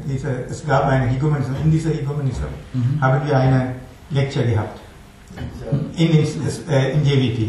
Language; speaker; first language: German; non-native, fluent; Tamil